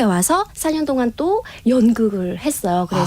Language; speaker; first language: Korean; non-native, fluent; Vietnamese